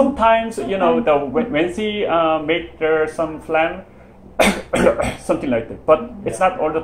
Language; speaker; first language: English; non-native, learner; Filipino